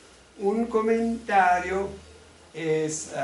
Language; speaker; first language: Spanish; non-native, fluent; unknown